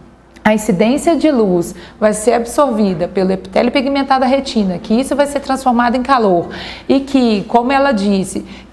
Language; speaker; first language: Portuguese; native; Portuguese